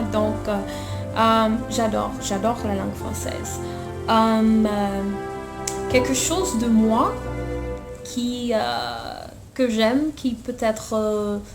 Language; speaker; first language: French; non-native, local second language; Haitian Creole